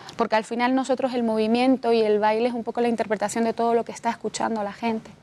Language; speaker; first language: Spanish; native; Spanish